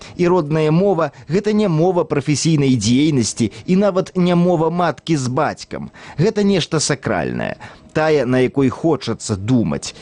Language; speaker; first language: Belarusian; native; Belarusian